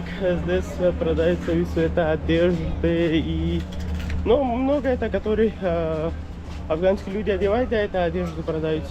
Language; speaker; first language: Russian; non-native, learner; Pashto